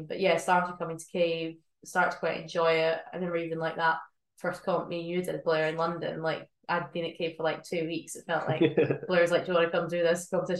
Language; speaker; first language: English; native; English